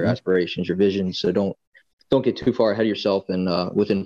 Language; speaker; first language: English; native; English